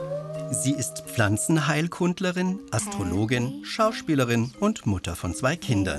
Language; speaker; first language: German; native; German